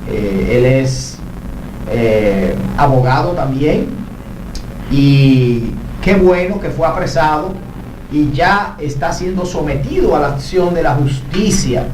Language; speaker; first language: Spanish; native; Spanish